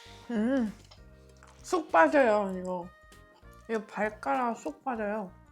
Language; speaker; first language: Korean; non-native, fluent; Chinese